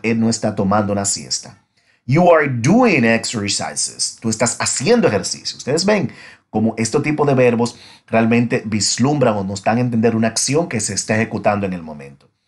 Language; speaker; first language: Spanish; native; Spanish